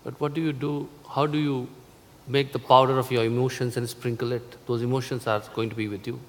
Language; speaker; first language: English; non-native, local second language; Hindi